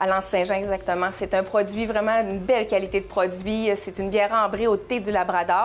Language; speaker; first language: French; native; French